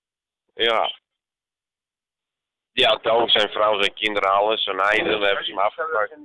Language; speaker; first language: Dutch; non-native, local second language; Bosnian